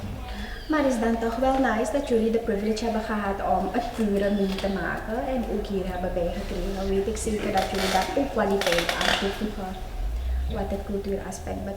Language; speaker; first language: Dutch; native; Dutch